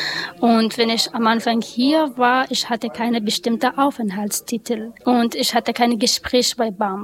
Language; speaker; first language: German; non-native, learner; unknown